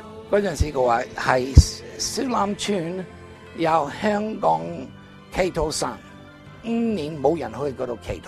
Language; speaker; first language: Chinese; non-native, learner; English